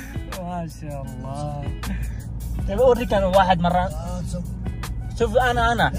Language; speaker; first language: Arabic; non-native, learner; Bangla